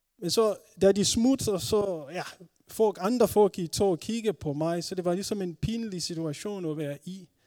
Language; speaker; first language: Danish; non-native, fluent; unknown